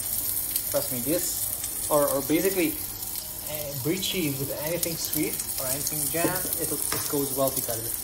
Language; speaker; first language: English; non-native, local second language; Filipino